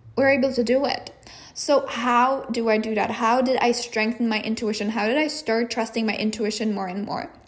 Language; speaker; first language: English; non-native, fluent; Czech